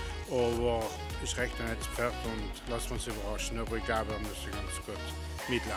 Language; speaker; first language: German; native; German